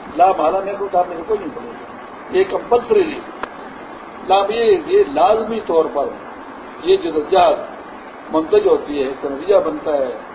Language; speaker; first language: Urdu; non-native, local second language; Pashto